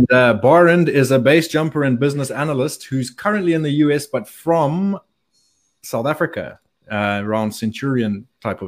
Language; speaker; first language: English; native; English